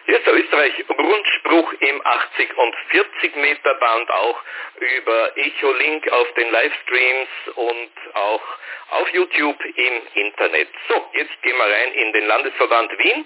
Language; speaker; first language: German; native; German